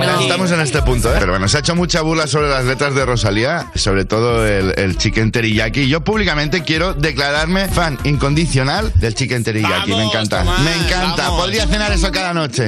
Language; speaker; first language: Spanish; native; Spanish